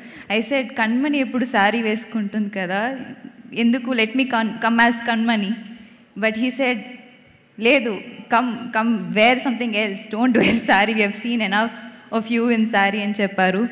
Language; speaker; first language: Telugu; non-native, learner; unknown